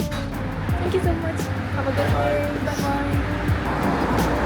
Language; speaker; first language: English; non-native, learner; Japanese